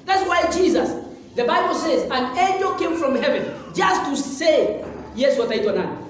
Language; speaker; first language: English; non-native, local second language; Swahili